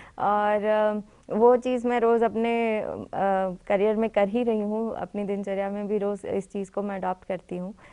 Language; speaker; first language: Hindi; native; Hindi